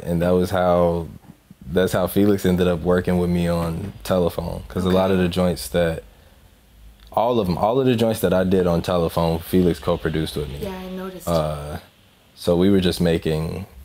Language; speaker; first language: English; native; English